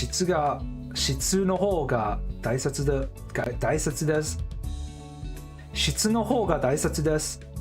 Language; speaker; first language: Japanese; non-native, learner; English